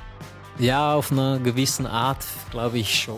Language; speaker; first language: German; native; German